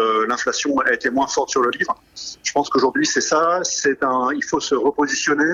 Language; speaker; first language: French; native; French